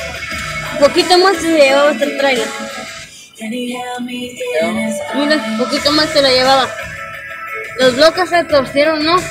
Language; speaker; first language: Spanish; early bilingual, other home language; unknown